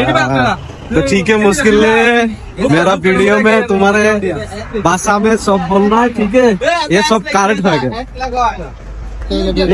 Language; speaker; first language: Hindi; non-native, learner; Bangla